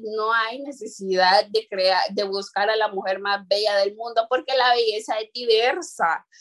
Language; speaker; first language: Spanish; non-native, local second language; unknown